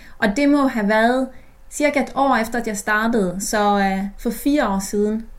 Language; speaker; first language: Danish; native; Danish